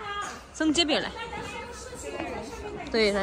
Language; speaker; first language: Chinese; non-native, fluent; Urdu